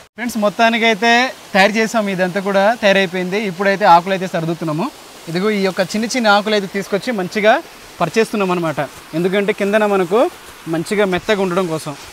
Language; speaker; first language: Telugu; non-native, local second language; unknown